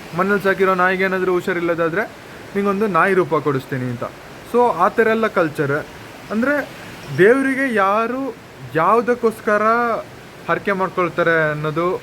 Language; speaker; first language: Kannada; non-native, local second language; Kodava